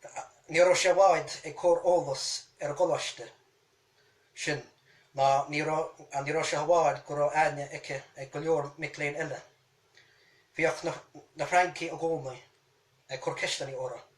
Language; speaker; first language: Irish; native; Irish